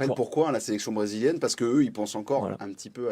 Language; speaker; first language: French; native; French